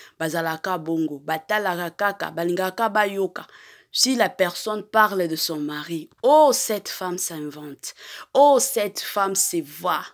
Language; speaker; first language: French; non-native, local second language; Lingala